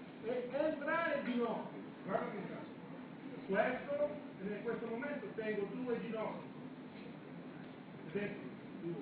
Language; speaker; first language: Italian; non-native, learner; Romanian